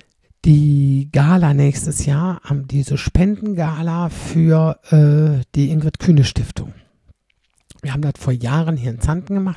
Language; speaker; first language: German; native; German